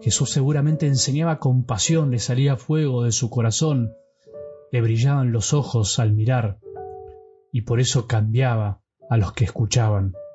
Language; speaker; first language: Spanish; native; Spanish